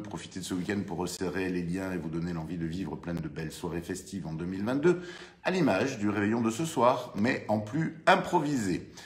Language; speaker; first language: French; native; French